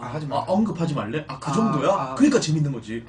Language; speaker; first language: Korean; native; Korean